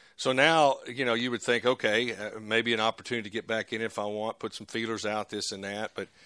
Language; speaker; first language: English; native; English